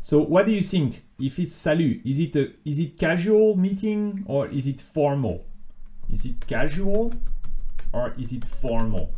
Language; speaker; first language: English; non-native, fluent; French